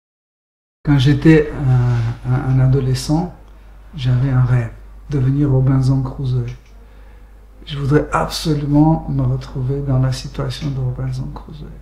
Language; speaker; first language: French; non-native, fluent; Armenian